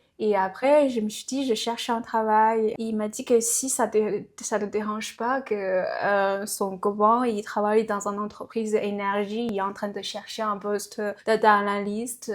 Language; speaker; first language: French; non-native, fluent; Chinese